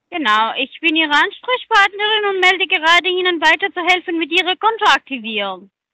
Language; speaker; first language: German; non-native, fluent; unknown